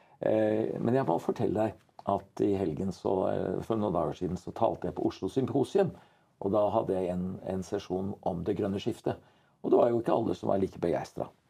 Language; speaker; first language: Norwegian; native; Norwegian